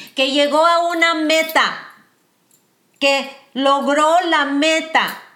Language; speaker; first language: Spanish; early bilingual, heritage; Spanish